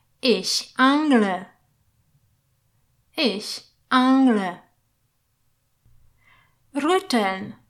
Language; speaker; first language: German; non-native, fluent; Polish